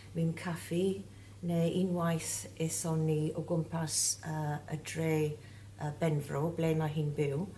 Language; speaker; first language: Welsh; non-native, local second language; English